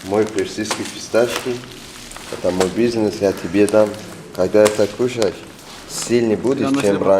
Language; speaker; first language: Russian; non-native, learner; Persian